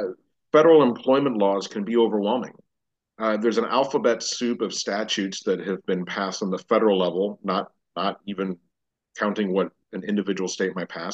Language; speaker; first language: English; native; English